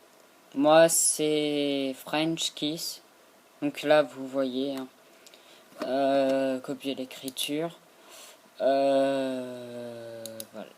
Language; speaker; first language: French; native; French